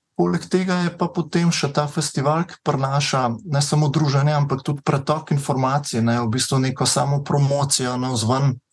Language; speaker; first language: Slovenian; native; Slovenian